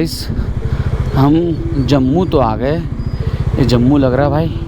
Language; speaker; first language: Hindi; native; Hindi